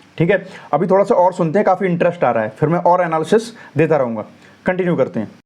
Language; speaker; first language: Hindi; native; Hindi